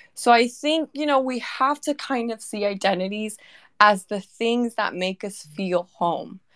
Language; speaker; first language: English; early bilingual, other home language; Spanish